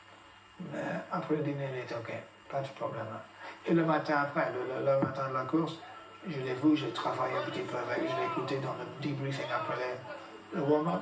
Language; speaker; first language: French; non-native, fluent; English